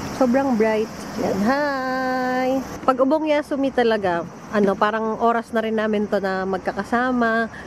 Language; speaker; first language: Filipino; native; Filipino